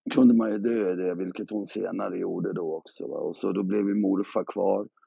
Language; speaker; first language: Swedish; native; Swedish